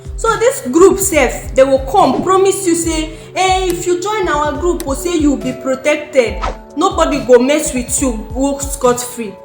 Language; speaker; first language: Nigerian Pidgin; non-native, local second language; Igbo